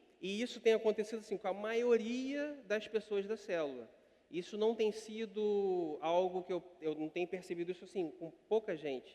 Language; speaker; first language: Portuguese; native; Portuguese